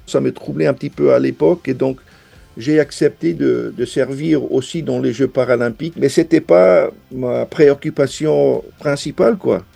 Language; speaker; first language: French; non-native, fluent; English